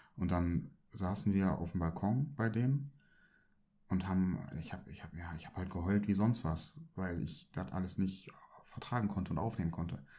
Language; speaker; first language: German; early bilingual, other home language; Turkish